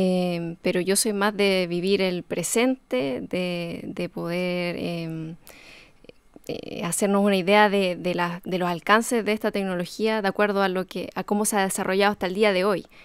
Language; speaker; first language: Spanish; native; Spanish